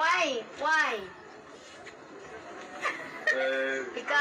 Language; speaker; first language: English; non-native, learner; Cebuano